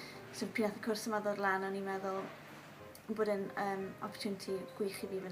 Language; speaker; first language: Welsh; native; Welsh